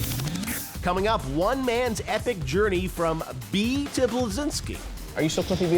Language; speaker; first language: English; native; English